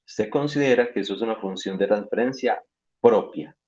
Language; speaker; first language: Spanish; native; Spanish